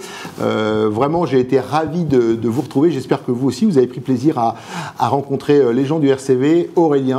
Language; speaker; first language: French; native; French